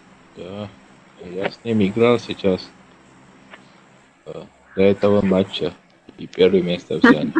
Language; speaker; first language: Russian; non-native, fluent; Georgian